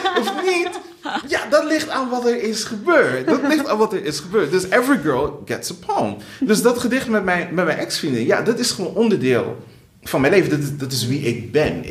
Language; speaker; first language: Dutch; early bilingual, other home language; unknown